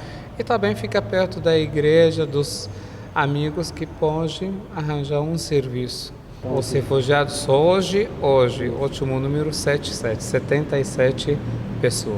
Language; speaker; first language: Portuguese; non-native, fluent; Arabic